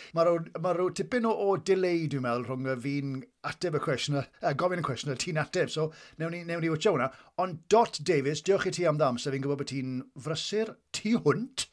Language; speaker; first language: Welsh; native; Welsh